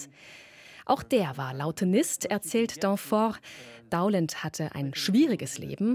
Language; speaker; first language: German; native; German